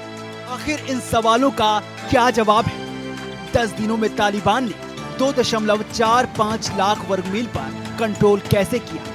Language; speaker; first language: Hindi; native; Hindi